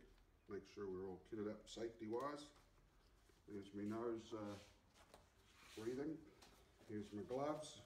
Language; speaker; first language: English; native; English